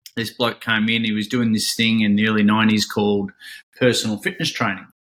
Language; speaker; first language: English; native; English